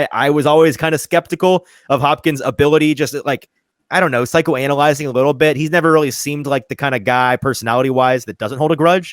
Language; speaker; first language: English; native; English